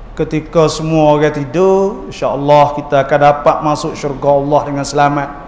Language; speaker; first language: Malay; native; Malay